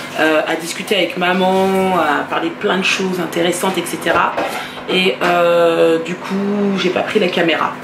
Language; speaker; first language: French; native; French